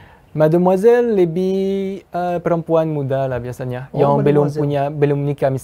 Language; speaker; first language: Indonesian; non-native, fluent; French